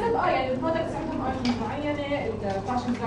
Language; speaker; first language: Arabic; native; Arabic